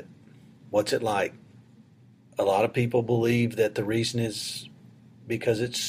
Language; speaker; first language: English; native; English